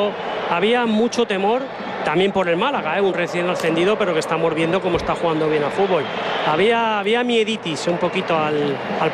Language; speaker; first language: Spanish; native; Spanish